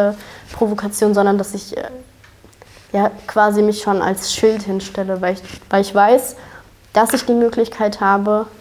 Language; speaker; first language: German; early bilingual, other home language; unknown